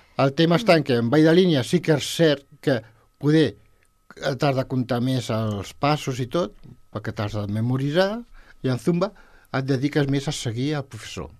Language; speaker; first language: Catalan; non-native, local second language; Spanish